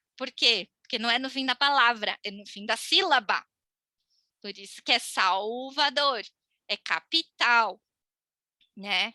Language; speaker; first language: Portuguese; native; Portuguese